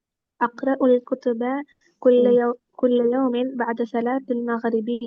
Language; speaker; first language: Arabic; non-native, learner; Tamil